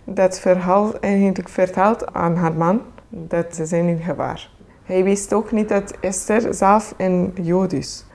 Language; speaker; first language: Dutch; non-native, fluent; Persian